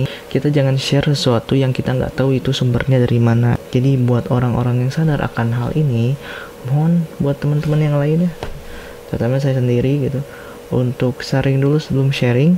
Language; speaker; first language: Indonesian; native; Indonesian